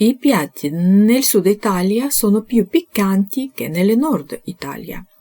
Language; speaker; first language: Italian; non-native, fluent; Ukrainian